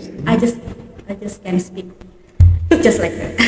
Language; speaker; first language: English; non-native, learner; Indonesian